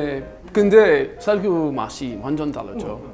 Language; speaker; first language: Korean; non-native, learner; English